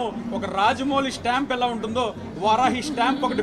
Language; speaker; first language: Telugu; native; Telugu